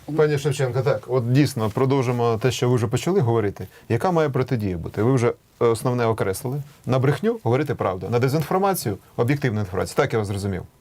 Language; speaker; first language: Ukrainian; native; Ukrainian